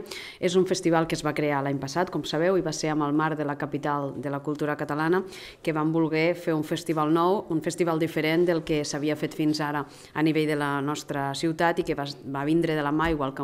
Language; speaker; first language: Catalan; native; Catalan